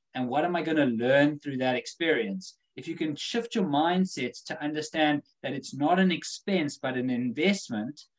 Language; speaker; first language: English; native; English